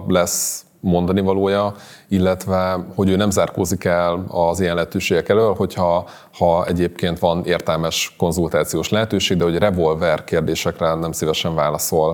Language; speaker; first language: Hungarian; native; Hungarian